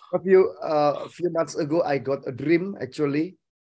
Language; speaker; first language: English; non-native, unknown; Indonesian